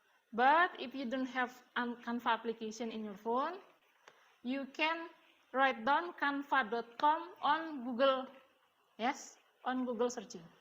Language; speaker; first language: English; non-native, learner; Indonesian